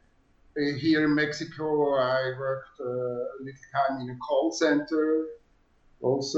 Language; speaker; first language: English; non-native, fluent; Swiss German